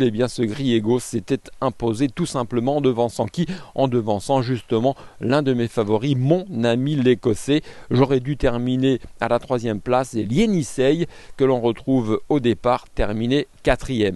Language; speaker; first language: French; native; French